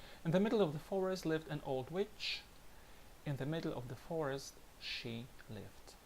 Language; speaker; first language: English; non-native, fluent; Polish